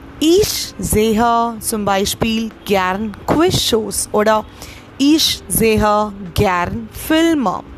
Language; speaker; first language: German; non-native, learner; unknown